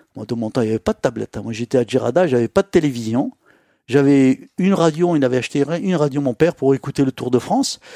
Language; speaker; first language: French; native; French